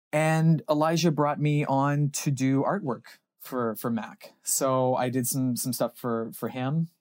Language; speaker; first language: English; native; English